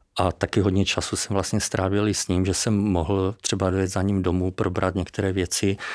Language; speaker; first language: Czech; native; Czech